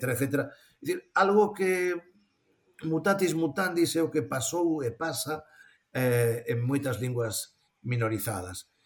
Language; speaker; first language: Galician; native; Galician